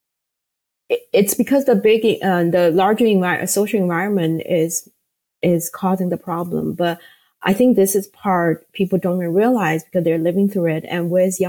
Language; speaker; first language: English; non-native, fluent; Chinese